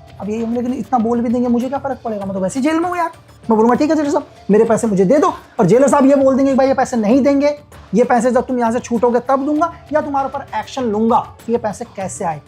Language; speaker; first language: Hindi; native; Hindi